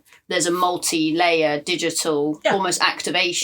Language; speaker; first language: English; native; English